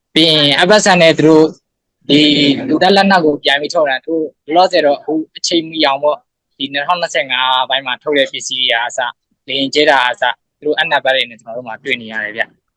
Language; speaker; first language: Burmese; native; Burmese